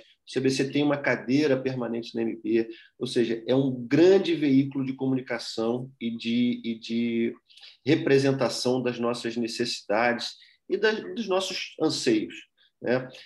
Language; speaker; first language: Portuguese; native; Portuguese